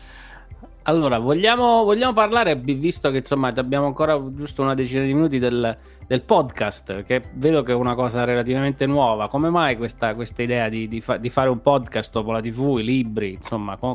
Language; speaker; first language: Italian; native; Italian